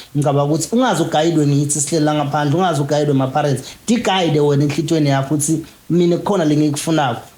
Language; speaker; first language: Zulu; non-native, local second language; Swati